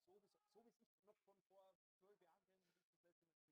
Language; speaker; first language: German; native; German